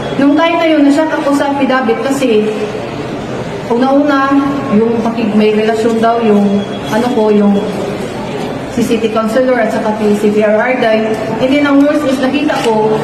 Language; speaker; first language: Filipino; non-native, local second language; Cebuano